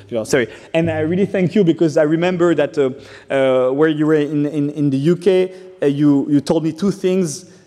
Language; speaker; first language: English; non-native, fluent; French